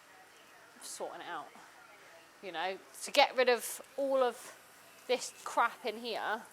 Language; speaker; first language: English; native; English